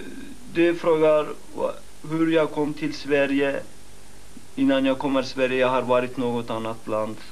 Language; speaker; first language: Swedish; non-native, fluent; Kurdish